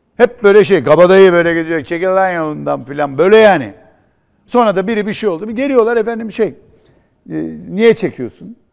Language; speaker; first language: Turkish; native; Turkish